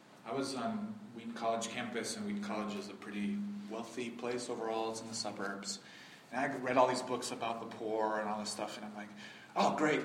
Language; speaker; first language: English; early bilingual, heritage; English